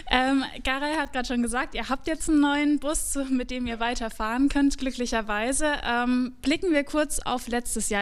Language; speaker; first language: German; native; German